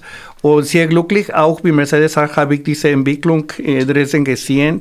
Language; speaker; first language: German; non-native, fluent; Spanish